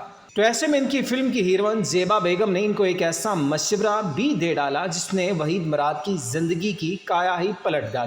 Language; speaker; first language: Urdu; native; Urdu